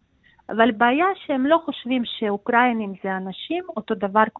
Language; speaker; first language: Hebrew; non-native, fluent; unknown